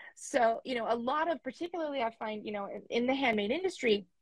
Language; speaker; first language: English; native; English